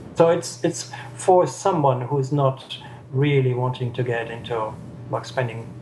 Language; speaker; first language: English; non-native, fluent; German